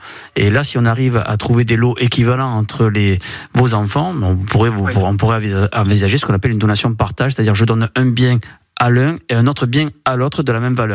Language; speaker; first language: French; native; French